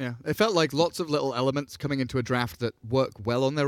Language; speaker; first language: English; native; English